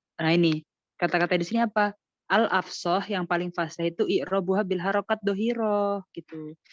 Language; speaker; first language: Indonesian; native; Indonesian